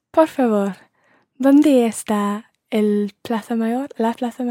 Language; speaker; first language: Spanish; non-native, learner; English